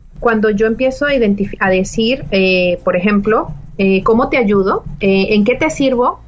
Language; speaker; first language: Spanish; native; Spanish